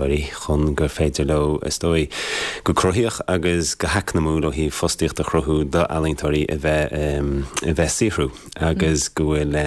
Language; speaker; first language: Irish; native; Irish